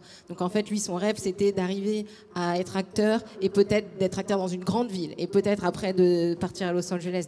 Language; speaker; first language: French; native; French